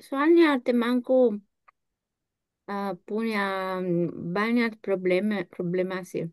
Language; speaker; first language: Indonesian; non-native, learner; English